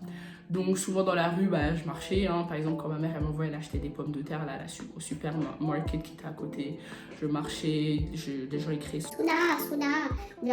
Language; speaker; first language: French; native; French